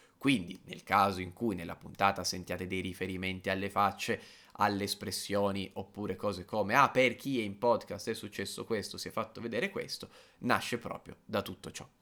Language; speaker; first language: Italian; native; Italian